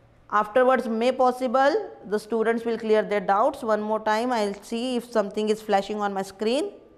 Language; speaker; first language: English; non-native, local second language; Hindi